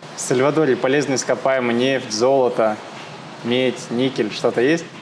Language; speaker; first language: Russian; native; Russian